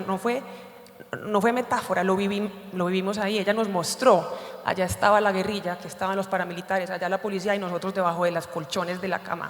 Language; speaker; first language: Spanish; native; Spanish